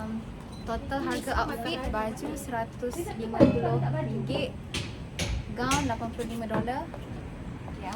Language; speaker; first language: Malay; native; Malay